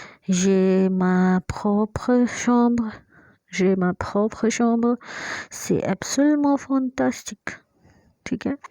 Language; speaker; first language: French; non-native, fluent; Hindi